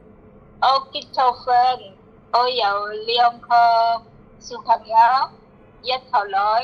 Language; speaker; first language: Cantonese; non-native, learner; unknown